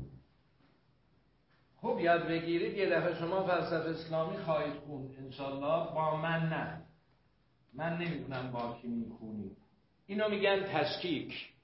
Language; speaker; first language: Persian; non-native, local second language; Azerbaijani